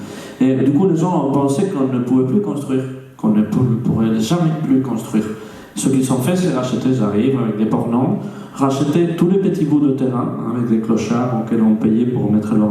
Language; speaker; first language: French; non-native, fluent; Spanish